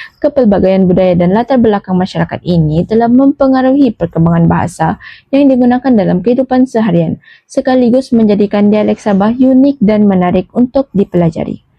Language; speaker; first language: Malay; native; Malay